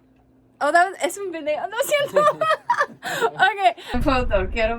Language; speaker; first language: Spanish; non-native, learner; English